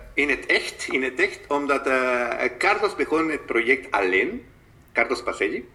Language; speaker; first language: Dutch; non-native, fluent; Spanish